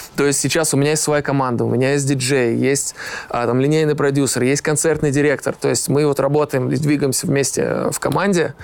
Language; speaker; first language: Russian; native; Russian